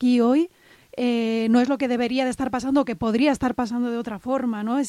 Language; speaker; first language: Spanish; native; Spanish